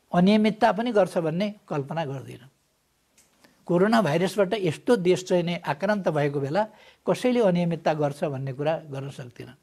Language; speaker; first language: Nepali; native; Nepali